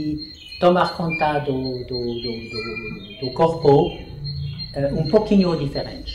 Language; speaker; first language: Portuguese; non-native, learner; French